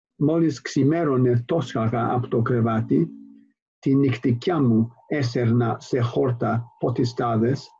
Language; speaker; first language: Greek; non-native, fluent; English